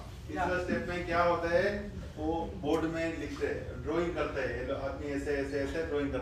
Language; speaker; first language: Hindi; non-native, fluent; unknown